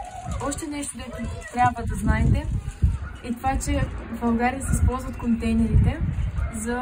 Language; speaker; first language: Bulgarian; early bilingual, heritage; Bulgarian